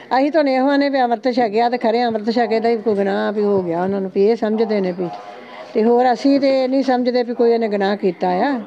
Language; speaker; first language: Punjabi; native; Punjabi